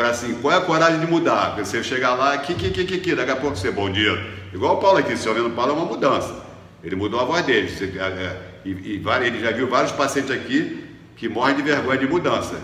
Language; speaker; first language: Portuguese; native; Portuguese